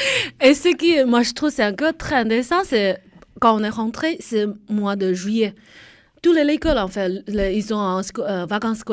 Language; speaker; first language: French; non-native, fluent; Chinese